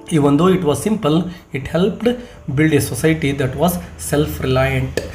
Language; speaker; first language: English; non-native, local second language; Kannada